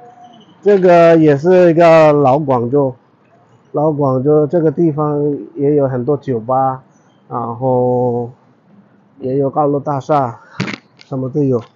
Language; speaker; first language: Chinese; non-native, fluent; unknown